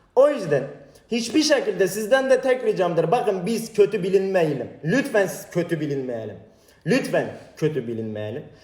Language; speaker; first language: Turkish; non-native, local second language; Kurdish